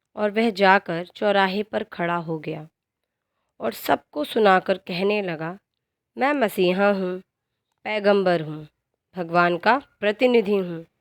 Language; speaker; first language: Hindi; native; Hindi